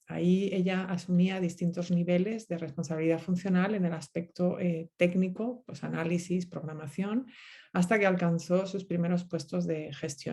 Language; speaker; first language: Spanish; native; Spanish